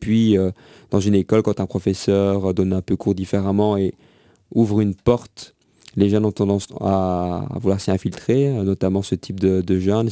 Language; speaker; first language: French; native; French